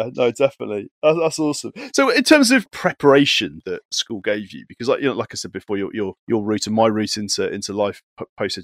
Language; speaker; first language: English; native; English